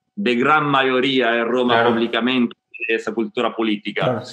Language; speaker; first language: Spanish; non-native, fluent; English